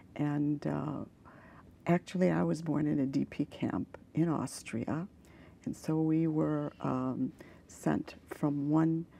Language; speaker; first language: English; early bilingual, other home language; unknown